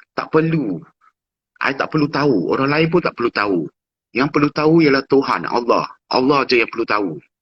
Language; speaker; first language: Malay; non-native, fluent; English